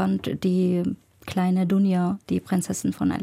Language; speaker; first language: German; non-native, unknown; Arabic